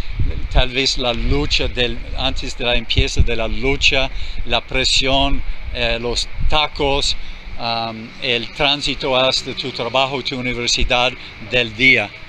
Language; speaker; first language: Spanish; non-native, fluent; English